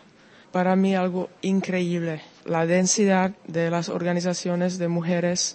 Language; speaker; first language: Spanish; non-native, fluent; Czech